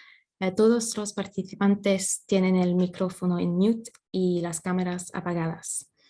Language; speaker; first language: Spanish; non-native, fluent; English